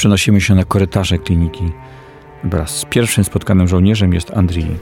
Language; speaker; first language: Polish; native; Polish